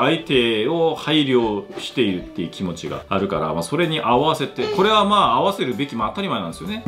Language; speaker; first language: Japanese; non-native, fluent; Korean